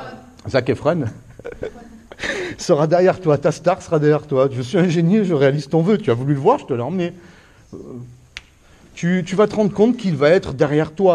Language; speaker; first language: French; native; French